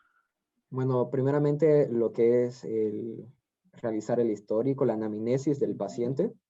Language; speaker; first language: Spanish; native; Spanish